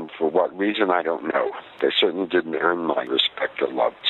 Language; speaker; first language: English; native; English